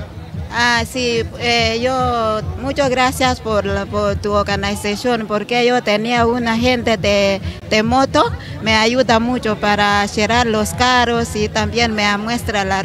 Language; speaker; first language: Spanish; non-native, learner; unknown